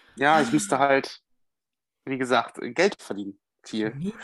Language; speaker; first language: German; native; German